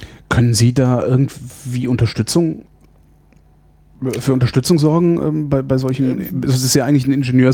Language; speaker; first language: German; native; German